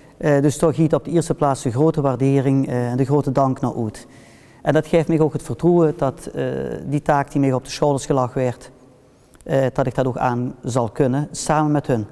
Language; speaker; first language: Dutch; early bilingual, heritage; Dutch